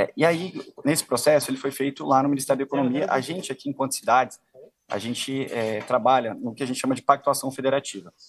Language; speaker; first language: Portuguese; native; Portuguese